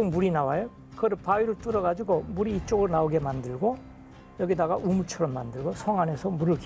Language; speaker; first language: Korean; native; Korean